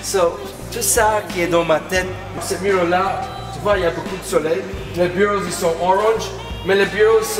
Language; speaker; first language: French; non-native, fluent; English